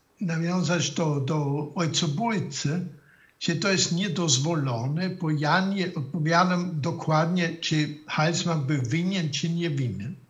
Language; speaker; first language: Polish; non-native, fluent; German